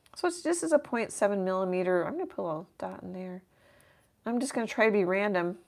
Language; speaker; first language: English; native; English